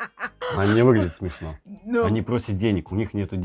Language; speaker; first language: Russian; native; Russian